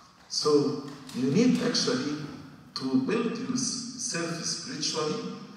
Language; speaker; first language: English; non-native, fluent; Arabic